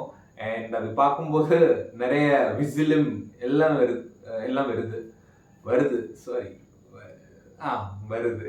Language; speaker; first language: Tamil; non-native, learner; Malayalam